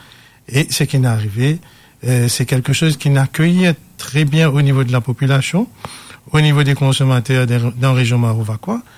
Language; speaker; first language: French; non-native, local second language; Morisyen